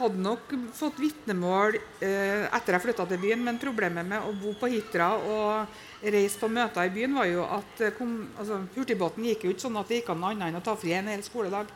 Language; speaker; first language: Norwegian; native; Norwegian